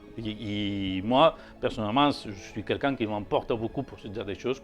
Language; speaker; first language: French; native; French